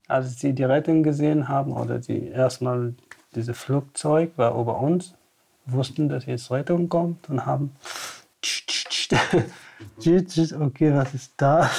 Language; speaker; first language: German; non-native, fluent; Tamasheq